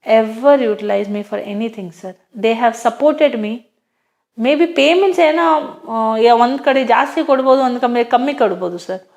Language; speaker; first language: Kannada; non-native, local second language; Hindi